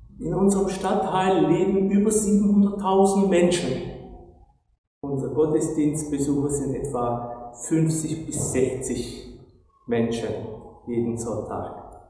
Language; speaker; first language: German; non-native, fluent; Turkish